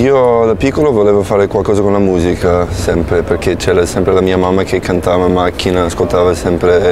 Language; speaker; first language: Italian; non-native, fluent; English